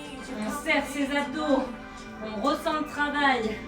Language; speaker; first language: French; native; French